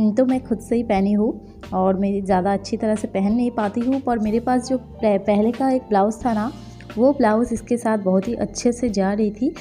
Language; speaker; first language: Hindi; non-native, local second language; Bangla